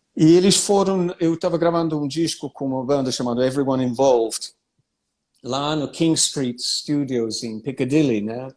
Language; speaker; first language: Portuguese; non-native, fluent; English